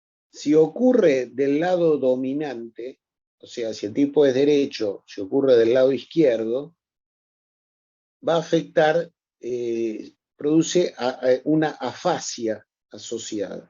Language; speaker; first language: Spanish; native; Spanish